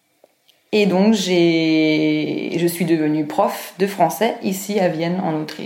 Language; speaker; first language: French; native; French